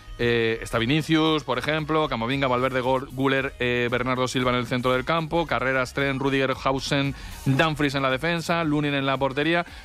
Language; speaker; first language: Spanish; native; Spanish